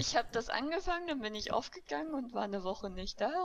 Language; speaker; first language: German; native; German